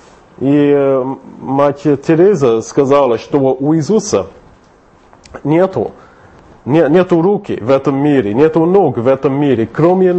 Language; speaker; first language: Russian; non-native, fluent; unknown